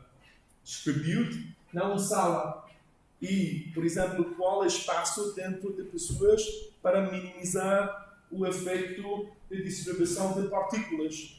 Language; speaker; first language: Portuguese; non-native, learner; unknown